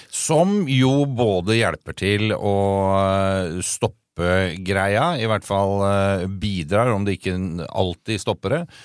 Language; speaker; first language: Norwegian; native; Norwegian